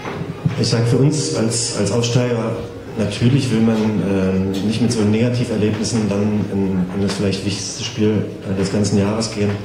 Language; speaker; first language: German; native; German